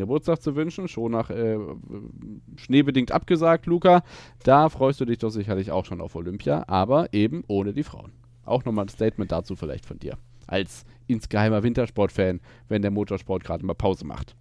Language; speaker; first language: German; native; German